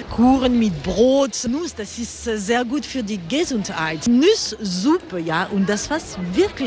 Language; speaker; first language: German; non-native, learner; French